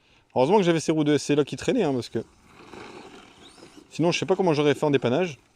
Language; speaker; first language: French; native; French